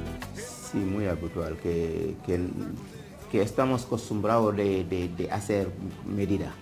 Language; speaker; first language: Spanish; non-native, learner; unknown